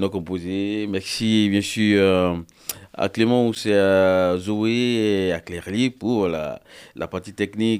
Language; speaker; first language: French; native; French